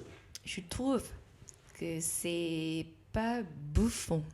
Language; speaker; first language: French; non-native, learner; Korean